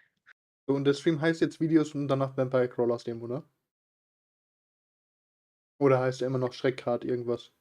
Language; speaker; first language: German; native; German